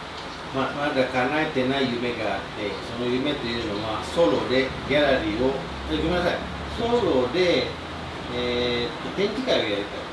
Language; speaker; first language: Japanese; non-native, fluent; Indonesian